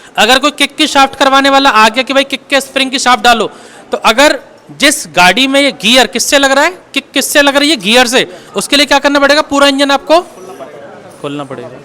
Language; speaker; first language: Hindi; native; Hindi